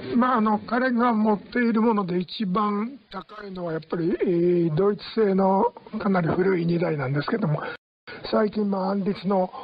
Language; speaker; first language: Japanese; native; Japanese